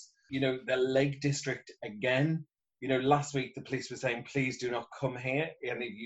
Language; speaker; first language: English; native; English